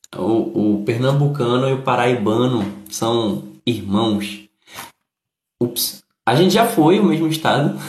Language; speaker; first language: Portuguese; native; Portuguese